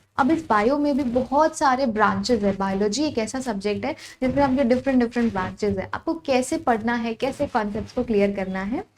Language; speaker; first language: Hindi; native; Hindi